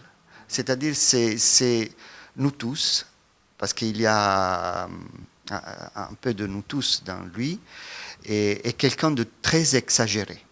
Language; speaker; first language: French; non-native, fluent; Italian